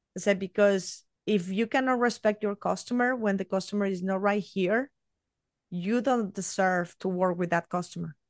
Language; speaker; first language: English; non-native, fluent; Spanish